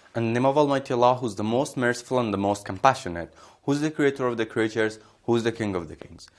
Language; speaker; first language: English; non-native, fluent; Persian